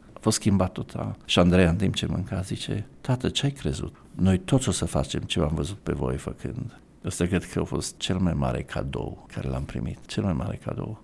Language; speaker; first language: Romanian; native; Romanian